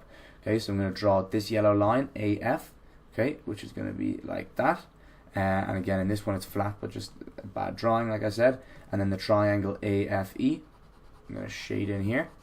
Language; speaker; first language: English; native; English